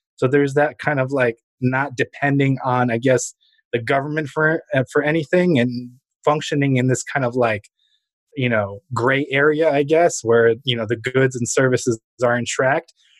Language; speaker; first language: English; early bilingual, other home language; Ukrainian